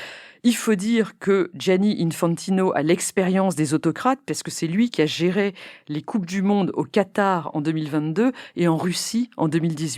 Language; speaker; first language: French; native; French